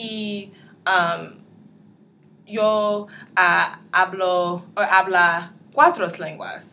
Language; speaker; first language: Spanish; non-native, learner; English